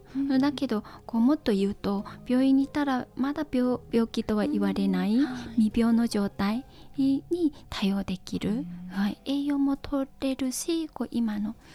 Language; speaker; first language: Japanese; non-native, fluent; Chinese